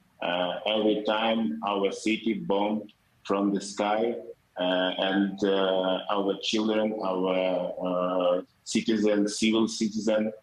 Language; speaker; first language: English; non-native, learner; Ukrainian